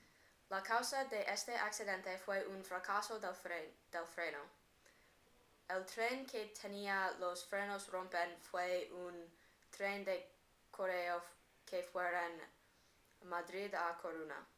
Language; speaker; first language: Spanish; non-native, learner; English